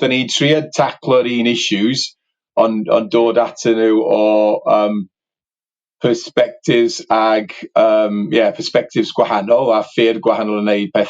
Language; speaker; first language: Welsh; native; Welsh